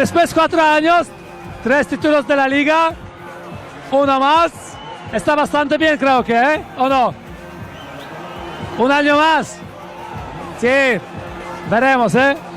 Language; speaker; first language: Spanish; non-native, learner; Polish